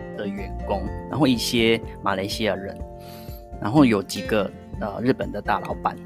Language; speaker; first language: Chinese; non-native, fluent; Japanese